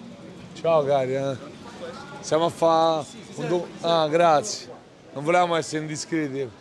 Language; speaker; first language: Italian; native; Italian